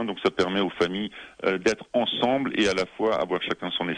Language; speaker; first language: French; native; French